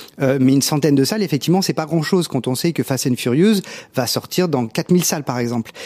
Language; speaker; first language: French; native; French